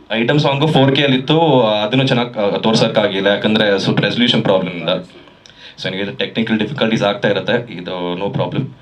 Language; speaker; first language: Kannada; native; Kannada